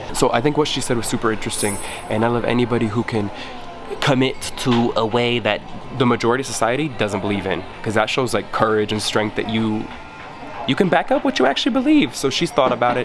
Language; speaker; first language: English; native; English